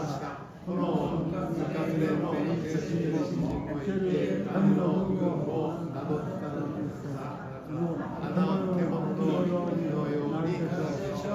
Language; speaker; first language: Japanese; non-native, learner; Cantonese